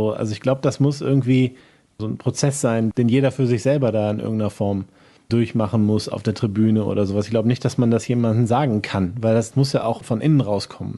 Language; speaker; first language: German; native; German